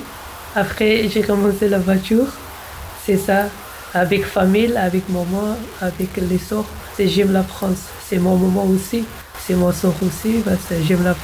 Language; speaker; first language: French; non-native, learner; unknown